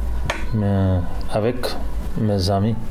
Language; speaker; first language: French; non-native, learner; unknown